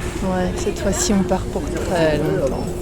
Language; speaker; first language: French; native; French